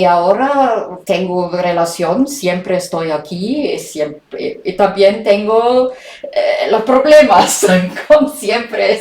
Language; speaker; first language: Spanish; non-native, fluent; German